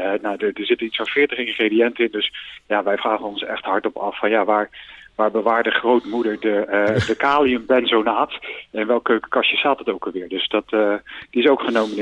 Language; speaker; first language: Dutch; native; Dutch